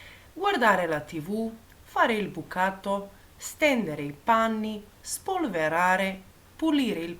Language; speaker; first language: Italian; non-native, fluent; Macedonian